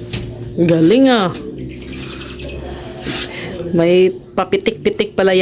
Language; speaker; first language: Filipino; native; Filipino